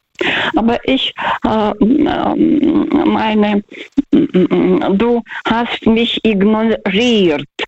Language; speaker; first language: German; non-native, fluent; Russian